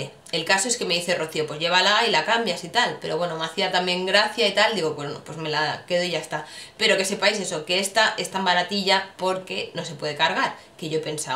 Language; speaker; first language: Spanish; native; Spanish